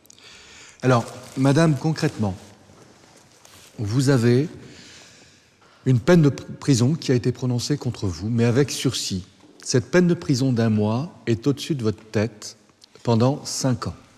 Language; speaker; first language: French; native; French